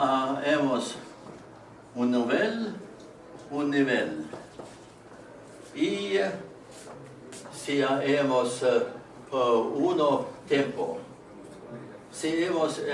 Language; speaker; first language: Spanish; non-native, learner; Estonian